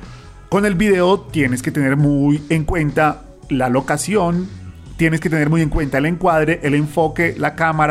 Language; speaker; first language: Spanish; native; Spanish